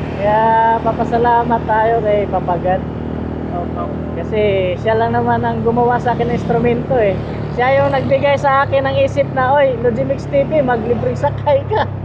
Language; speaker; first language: Filipino; native; Filipino